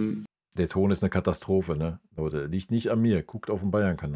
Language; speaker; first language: German; native; German